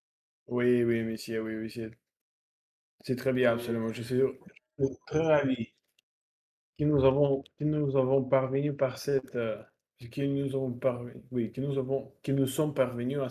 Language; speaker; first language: French; non-native, learner; Russian